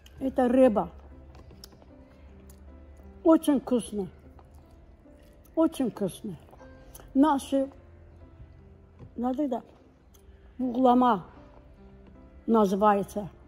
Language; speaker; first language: Russian; non-native, learner; Azerbaijani